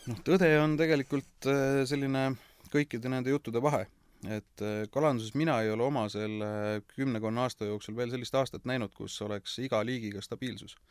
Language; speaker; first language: Estonian; native; Estonian